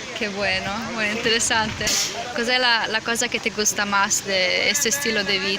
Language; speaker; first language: Spanish; non-native, learner; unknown